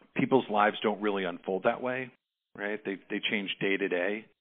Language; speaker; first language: English; native; English